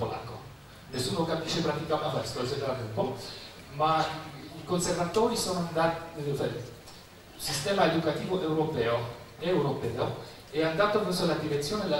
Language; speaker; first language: Italian; non-native, fluent; Polish